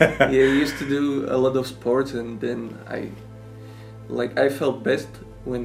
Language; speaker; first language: English; non-native, fluent; Slovak